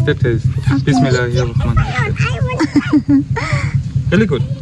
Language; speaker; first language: English; non-native, learner; Indonesian